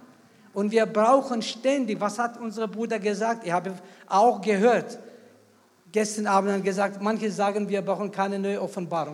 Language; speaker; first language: German; non-native, fluent; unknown